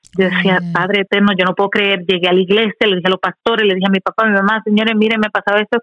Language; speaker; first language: Spanish; native; Spanish